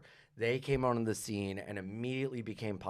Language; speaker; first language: English; native; English